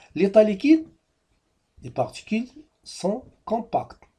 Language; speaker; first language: French; non-native, local second language; Arabic